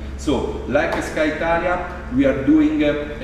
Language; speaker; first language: English; non-native, fluent; Italian